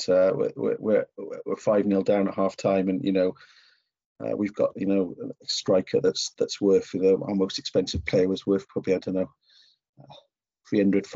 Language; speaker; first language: English; native; English